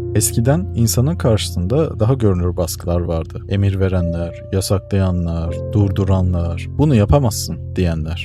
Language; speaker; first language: Turkish; native; Turkish